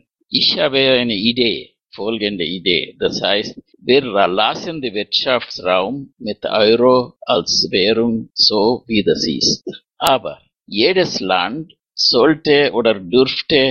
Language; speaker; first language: German; non-native, fluent; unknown